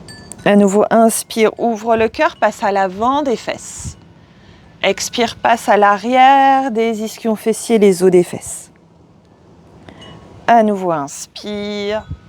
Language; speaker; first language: French; native; French